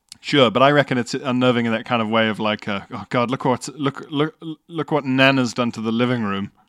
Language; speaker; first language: English; native; English